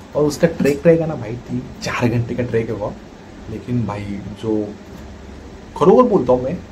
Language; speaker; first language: Hindi; non-native, local second language; Marathi